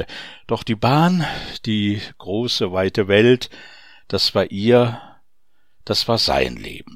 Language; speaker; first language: German; native; German